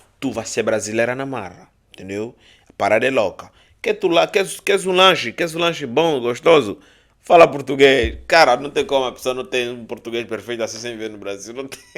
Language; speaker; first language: Portuguese; native; Portuguese